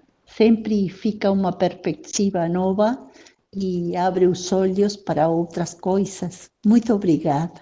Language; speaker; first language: Portuguese; non-native, fluent; Spanish